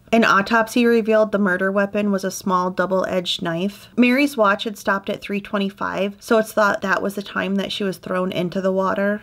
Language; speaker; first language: English; native; English